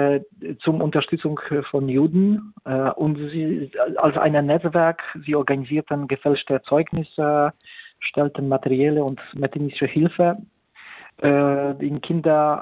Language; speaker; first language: German; non-native, fluent; Polish